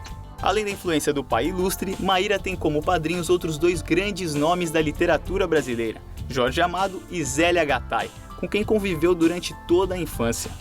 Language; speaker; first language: Portuguese; native; Portuguese